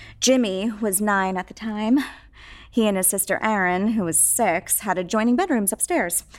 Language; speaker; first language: English; native; English